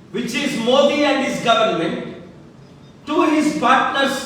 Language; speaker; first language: English; non-native, local second language; Telugu